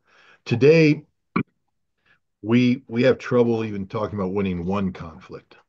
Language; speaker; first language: English; native; English